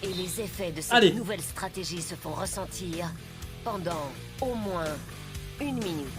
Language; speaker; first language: French; native; French